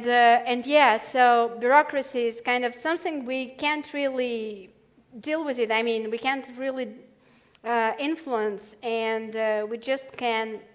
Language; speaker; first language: English; non-native, fluent; Russian